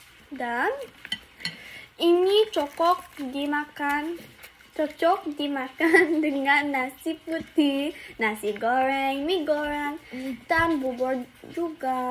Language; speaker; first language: Indonesian; early bilingual, heritage; English